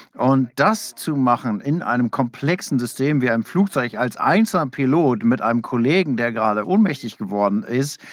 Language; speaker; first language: German; non-native, fluent; English